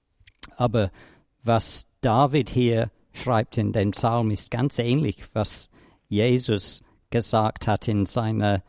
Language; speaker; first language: German; non-native, fluent; English